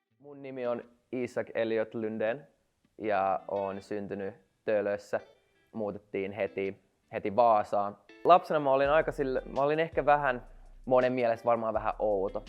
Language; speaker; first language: Finnish; non-native, local second language; Swedish